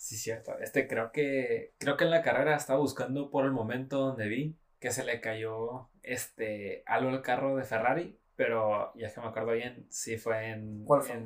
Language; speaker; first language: Spanish; native; Spanish